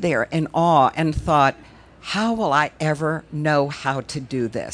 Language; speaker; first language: English; native; English